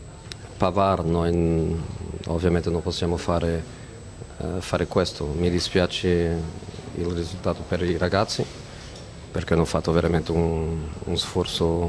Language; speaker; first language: Italian; non-native, fluent; Portuguese